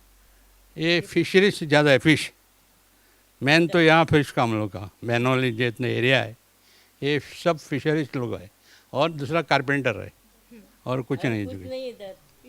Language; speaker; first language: Hindi; non-native, local second language; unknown